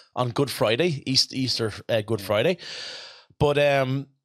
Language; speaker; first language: English; native; English